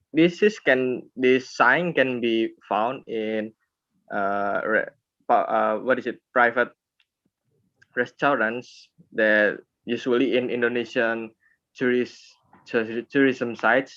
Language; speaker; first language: English; non-native, learner; Indonesian